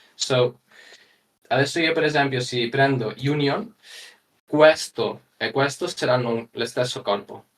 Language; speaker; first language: Italian; non-native, learner; Spanish